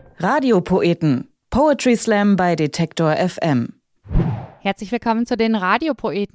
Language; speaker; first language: German; native; German